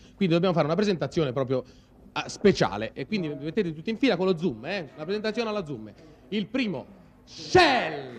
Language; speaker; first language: Italian; native; Italian